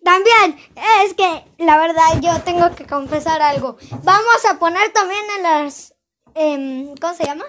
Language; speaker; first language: Spanish; native; Spanish